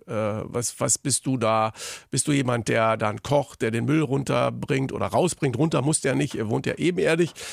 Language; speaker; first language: German; native; German